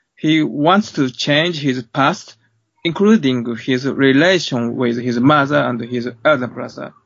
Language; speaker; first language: English; non-native, fluent; Japanese